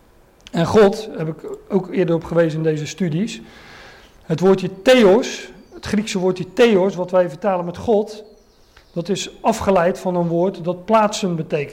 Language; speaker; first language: Dutch; native; Dutch